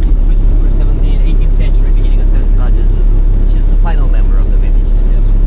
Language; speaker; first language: English; non-native, local second language; Italian